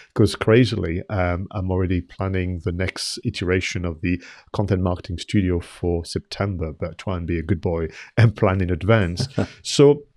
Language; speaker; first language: English; non-native, fluent; French